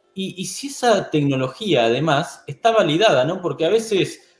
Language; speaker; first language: Spanish; native; Spanish